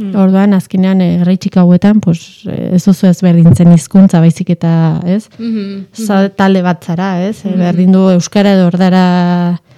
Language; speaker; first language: Basque; non-native, local second language; Spanish